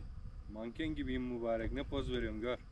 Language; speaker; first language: Turkish; native; Turkish